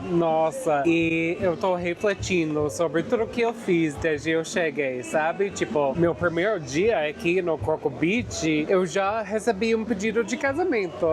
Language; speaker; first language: Portuguese; non-native, fluent; English